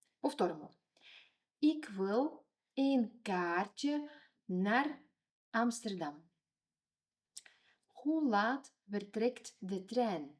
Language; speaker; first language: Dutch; non-native, fluent; Ukrainian